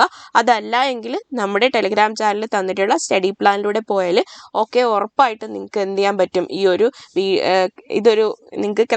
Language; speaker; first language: Malayalam; native; Malayalam